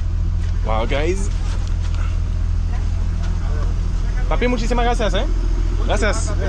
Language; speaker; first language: Spanish; non-native, fluent; French